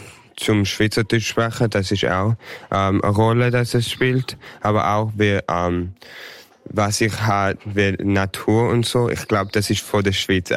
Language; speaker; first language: German; early bilingual, heritage; English